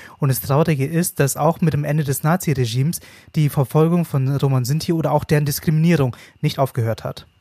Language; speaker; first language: German; early bilingual, other home language; Vietnamese